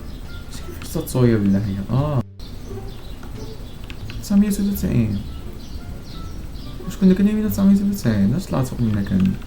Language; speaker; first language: Arabic; native; Arabic